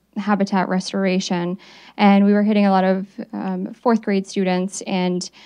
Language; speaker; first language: English; native; English